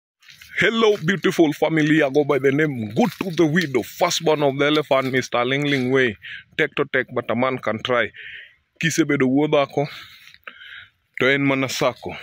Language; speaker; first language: English; non-native, local second language; Luo (Kenya and Tanzania)